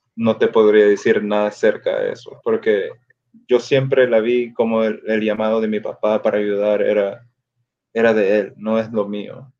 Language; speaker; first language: Spanish; early bilingual, other home language; English